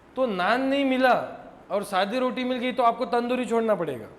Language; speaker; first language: Hindi; non-native, local second language; Marathi